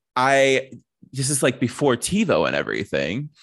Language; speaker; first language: English; native; English